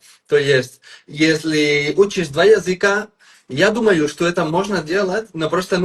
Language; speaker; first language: Russian; non-native, fluent; Catalan